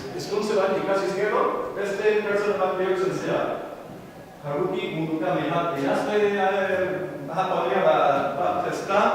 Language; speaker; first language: Basque; non-native, fluent; Irish